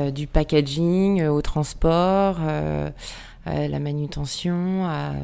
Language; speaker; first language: French; native; French